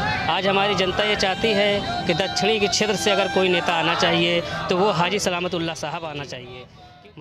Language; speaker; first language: Hindi; native; Hindi